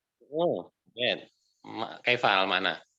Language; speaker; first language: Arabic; non-native, fluent; Indonesian